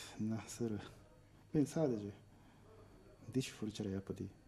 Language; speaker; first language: Turkish; non-native, learner; Japanese